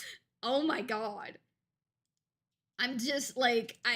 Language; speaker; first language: English; native; English